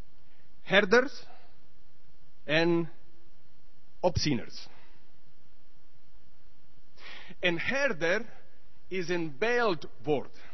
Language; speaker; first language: Dutch; non-native, learner; English